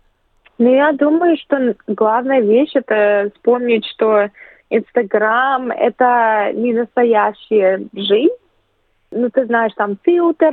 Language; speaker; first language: Russian; early bilingual, other home language; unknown